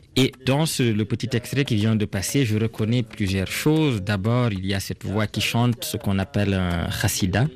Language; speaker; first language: French; non-native, local second language; Serer